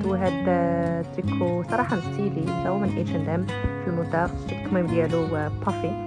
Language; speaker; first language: Arabic; native; Arabic